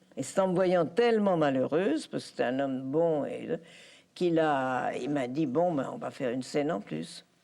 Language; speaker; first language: French; early bilingual, other home language; Polish